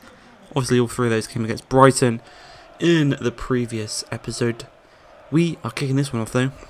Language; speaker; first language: English; native; English